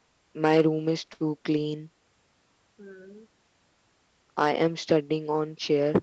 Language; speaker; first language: English; non-native, learner; Hindi